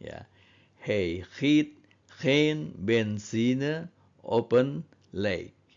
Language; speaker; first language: Dutch; non-native, fluent; Indonesian